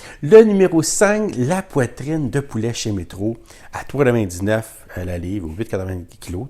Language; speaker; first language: French; native; French